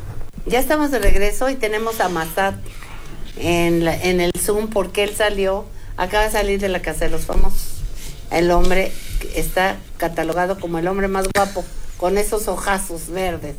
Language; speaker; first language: Spanish; native; Spanish